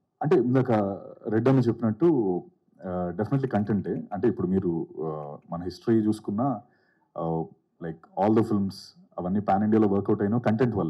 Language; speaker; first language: Telugu; native; Telugu